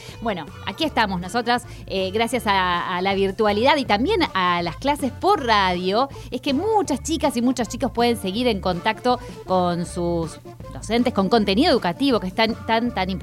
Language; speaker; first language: Spanish; native; Spanish